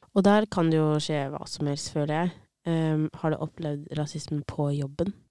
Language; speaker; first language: Norwegian; native; Norwegian